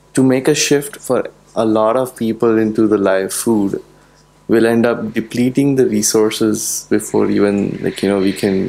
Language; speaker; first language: English; non-native, fluent; German